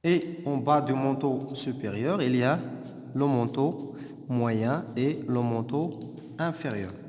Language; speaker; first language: French; non-native, local second language; Arabic